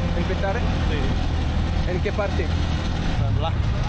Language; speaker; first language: Spanish; non-native, learner; French